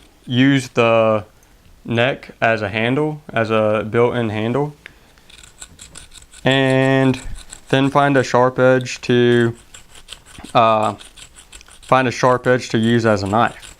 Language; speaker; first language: English; native; English